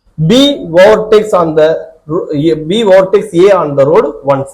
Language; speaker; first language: English; non-native, local second language; Tamil